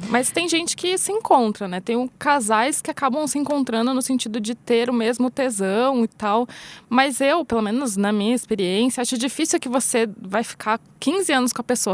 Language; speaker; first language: Portuguese; native; Portuguese